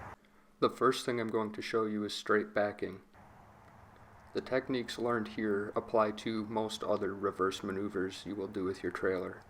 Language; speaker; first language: English; native; English